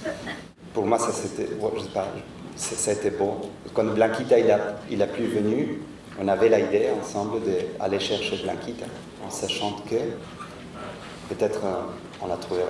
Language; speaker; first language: French; non-native, fluent; Spanish